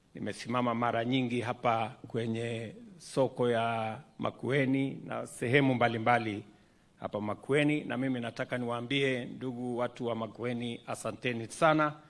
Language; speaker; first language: Swahili; non-native, local second language; Kalenjin